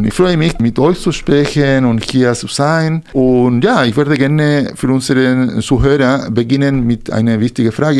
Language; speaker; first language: German; non-native, fluent; Spanish